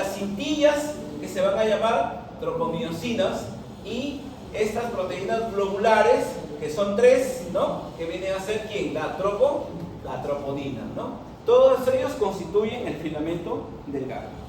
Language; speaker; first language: Spanish; native; Spanish